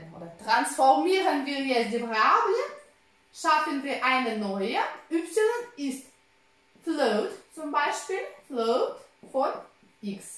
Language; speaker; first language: German; non-native, fluent; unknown